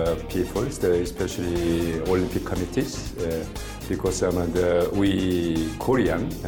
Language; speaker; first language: English; non-native, learner; Korean